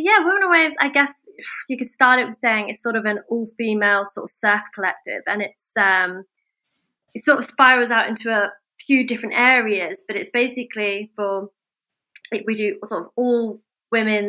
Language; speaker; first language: English; native; English